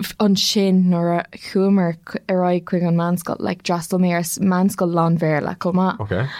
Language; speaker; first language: Irish; non-native, local second language; English